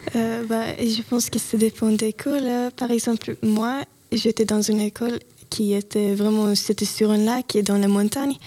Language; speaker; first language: French; non-native, learner; Norwegian